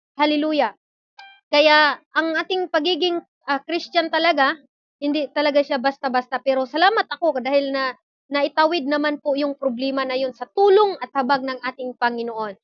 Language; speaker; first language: Filipino; non-native, local second language; Cebuano